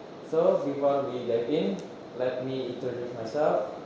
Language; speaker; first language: English; non-native, learner; Indonesian